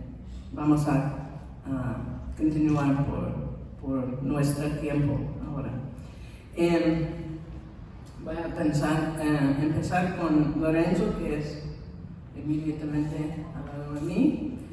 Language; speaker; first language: Spanish; non-native, fluent; English